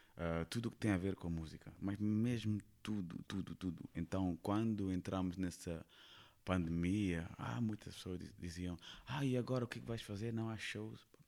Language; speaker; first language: Portuguese; non-native, fluent; Kabuverdianu